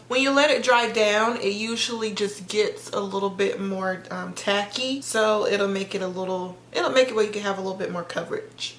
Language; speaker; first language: English; native; English